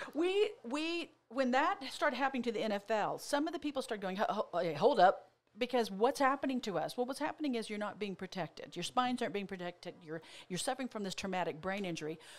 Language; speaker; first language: English; native; English